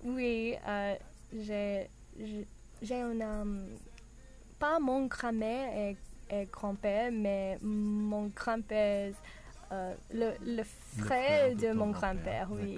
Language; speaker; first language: French; non-native, learner; English